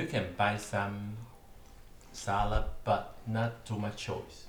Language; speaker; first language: English; non-native, learner; Chinese